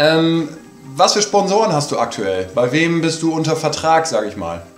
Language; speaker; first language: German; native; German